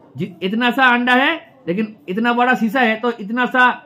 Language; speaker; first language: Hindi; non-native, local second language; Bangla